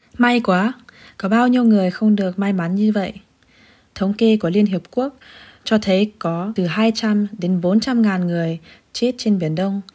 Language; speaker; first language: Vietnamese; early bilingual, heritage; Vietnamese